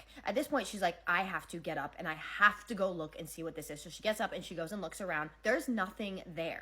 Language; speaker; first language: English; native; English